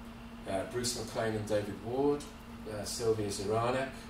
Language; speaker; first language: English; native; English